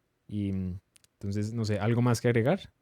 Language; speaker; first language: Spanish; native; Spanish